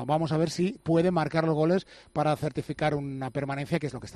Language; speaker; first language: Spanish; native; Spanish